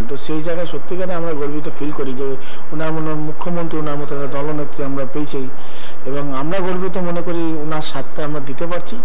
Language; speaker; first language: Bangla; native; Bangla